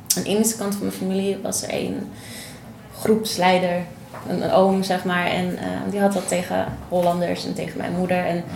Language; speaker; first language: Dutch; native; Dutch